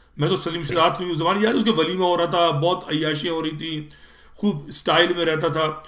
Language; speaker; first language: Urdu; native; Urdu